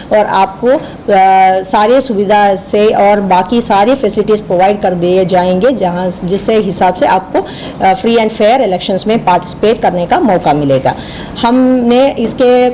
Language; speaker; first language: Hindi; non-native, local second language; Malayalam